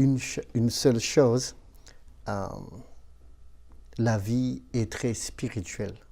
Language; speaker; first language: French; non-native, local second language; Malagasy